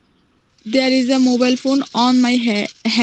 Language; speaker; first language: English; non-native, learner; Bangla